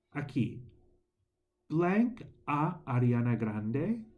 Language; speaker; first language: Spanish; non-native, fluent; English